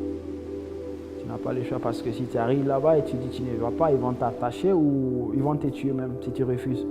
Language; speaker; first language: French; non-native, local second language; Bambara